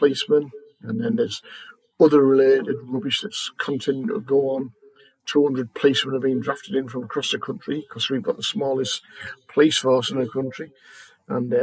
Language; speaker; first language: English; native; English